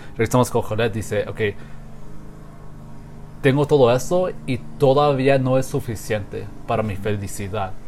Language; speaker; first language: Spanish; non-native, learner; English